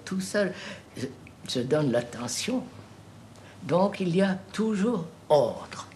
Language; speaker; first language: French; non-native, fluent; Telugu